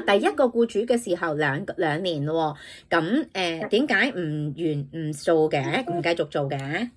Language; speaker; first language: Cantonese; native; Cantonese